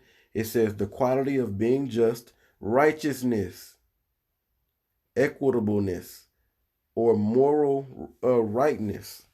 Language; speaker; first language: English; native; English